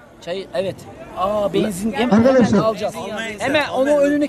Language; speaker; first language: Turkish; native; Turkish